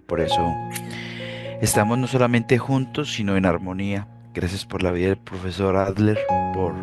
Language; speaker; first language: Spanish; native; Spanish